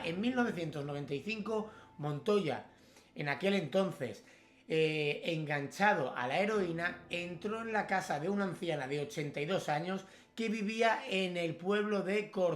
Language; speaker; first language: Spanish; native; Spanish